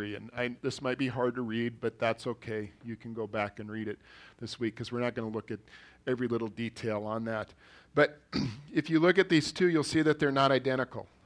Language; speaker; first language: English; early bilingual, other home language; Norwegian